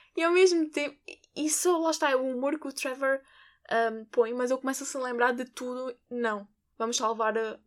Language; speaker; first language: Portuguese; native; Portuguese